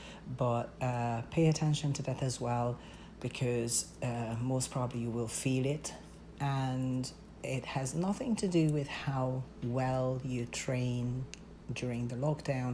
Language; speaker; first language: English; non-native, fluent; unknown